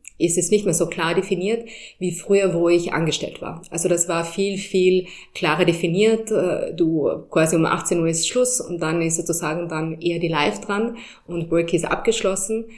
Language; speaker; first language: German; early bilingual, heritage; German